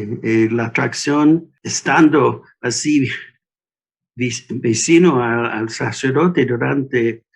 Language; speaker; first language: Spanish; non-native, learner; English